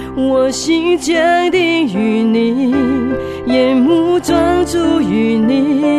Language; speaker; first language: Chinese; native; Chinese